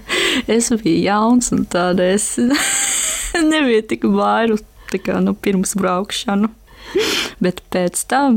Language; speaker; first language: Latvian; non-native, learner; Japanese